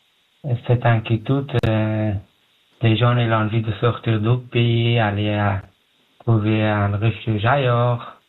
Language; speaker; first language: French; non-native, learner; Pashto